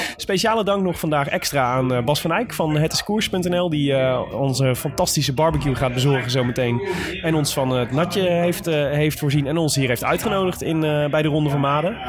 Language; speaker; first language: Dutch; native; Dutch